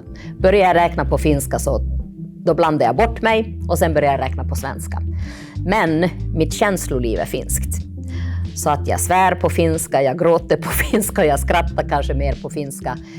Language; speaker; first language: Swedish; early bilingual, other home language; Finnish